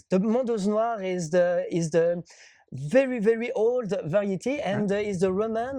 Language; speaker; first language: English; non-native, learner; French